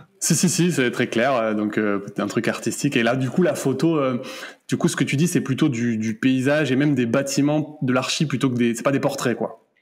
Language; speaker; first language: French; native; French